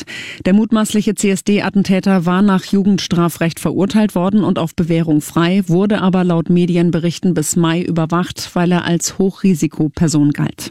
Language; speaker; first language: German; native; German